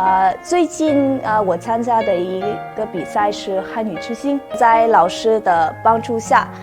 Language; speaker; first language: Chinese; non-native, fluent; Vietnamese